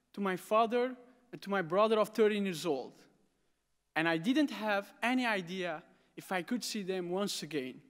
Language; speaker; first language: English; non-native, fluent; Arabic